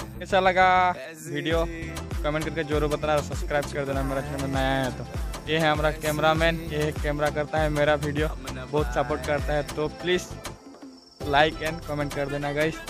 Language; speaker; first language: Hindi; non-native, local second language; Assamese